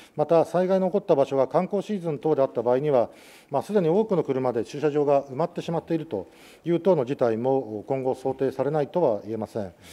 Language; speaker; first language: Japanese; native; Japanese